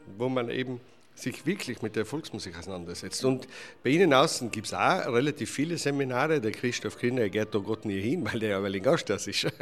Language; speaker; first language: German; native; German